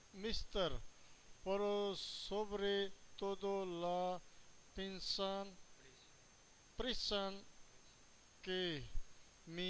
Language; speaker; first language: Spanish; non-native, learner; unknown